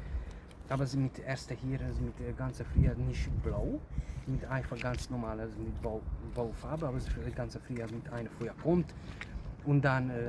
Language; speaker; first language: German; non-native, learner; Hungarian